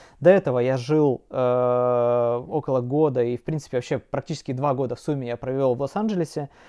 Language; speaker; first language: Russian; native; Russian